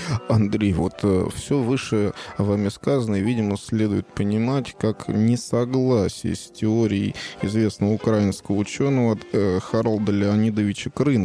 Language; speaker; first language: Russian; native; Russian